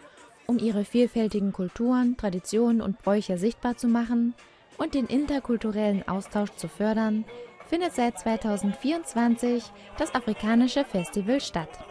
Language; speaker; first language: German; native; German